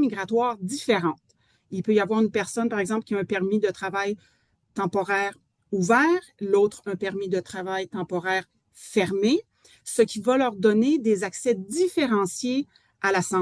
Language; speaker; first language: French; native; French